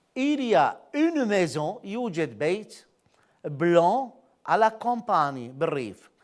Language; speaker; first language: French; non-native, fluent; Arabic